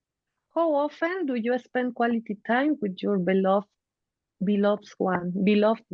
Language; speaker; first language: English; non-native, fluent; Spanish